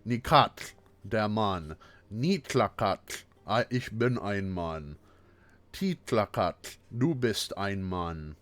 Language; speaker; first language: German; non-native, fluent; English